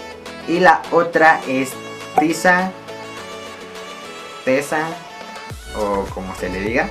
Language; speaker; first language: Spanish; native; Spanish